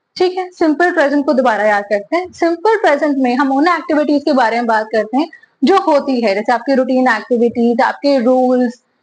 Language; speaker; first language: Hindi; native; Hindi